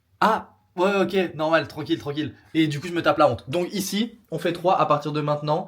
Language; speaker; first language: French; native; French